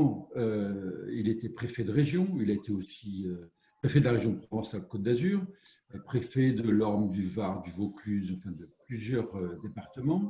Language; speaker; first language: French; native; French